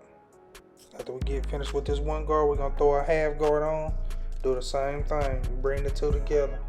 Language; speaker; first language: English; native; English